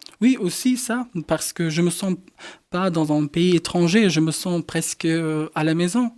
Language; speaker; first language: French; non-native, fluent; German